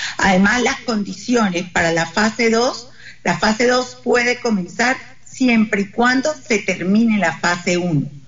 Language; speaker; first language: Spanish; native; Spanish